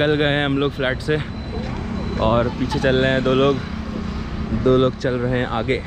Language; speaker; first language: Hindi; native; Hindi